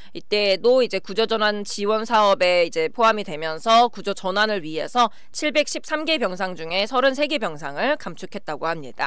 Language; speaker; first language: Korean; native; Korean